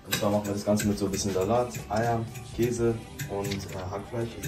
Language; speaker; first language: German; native; German